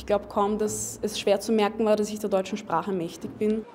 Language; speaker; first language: German; early bilingual, other home language; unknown